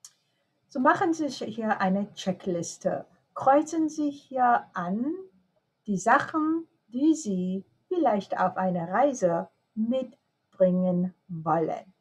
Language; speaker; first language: German; non-native, fluent; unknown